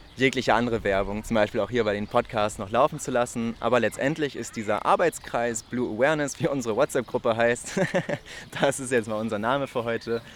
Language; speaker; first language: German; native; German